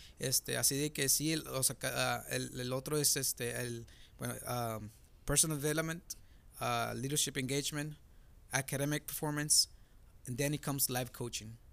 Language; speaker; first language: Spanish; native; Spanish